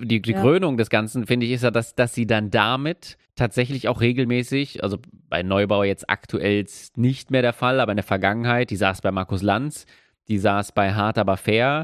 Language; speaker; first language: German; native; German